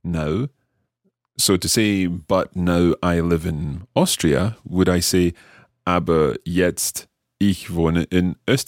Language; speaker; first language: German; non-native, learner; English